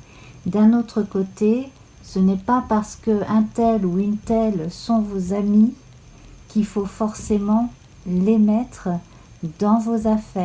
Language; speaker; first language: French; native; French